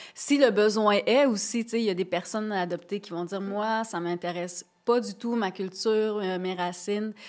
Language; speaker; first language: French; native; French